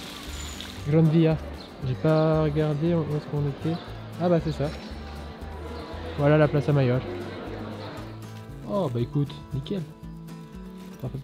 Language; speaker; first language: French; native; French